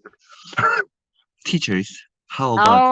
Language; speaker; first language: English; non-native, learner; Korean